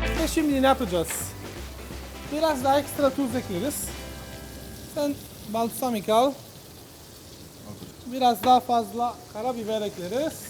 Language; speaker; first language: Turkish; non-native, learner; Italian